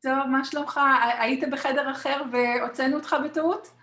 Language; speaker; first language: Hebrew; native; Hebrew